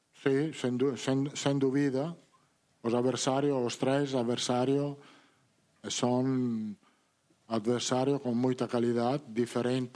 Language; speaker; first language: Portuguese; non-native, learner; Italian